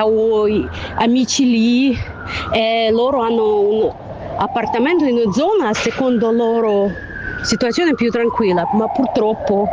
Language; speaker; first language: Italian; non-native, fluent; Ukrainian